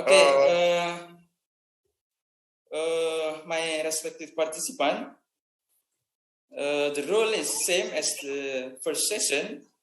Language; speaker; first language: English; non-native, fluent; Indonesian